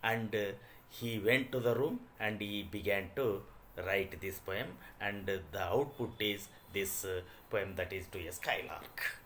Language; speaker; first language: English; non-native, local second language; Kannada